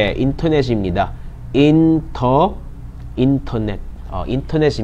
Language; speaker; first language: Korean; non-native, learner; Filipino